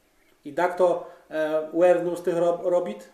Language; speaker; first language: Polish; non-native, local second language; Rusyn